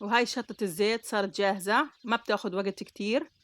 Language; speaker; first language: Arabic; native; Arabic